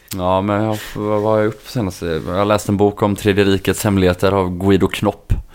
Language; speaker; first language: Swedish; native; Swedish